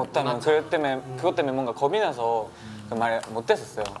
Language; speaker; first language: Korean; non-native, fluent; Japanese